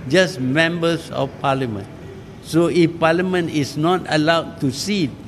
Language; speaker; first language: English; non-native, local second language; Malay